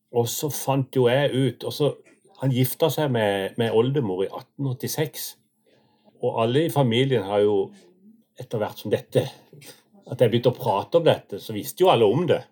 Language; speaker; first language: Norwegian; native; Norwegian